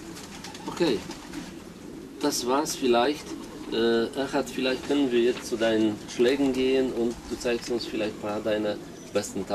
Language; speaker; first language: German; non-native, fluent; Polish